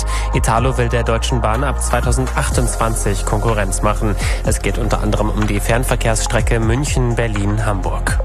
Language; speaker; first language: German; native; German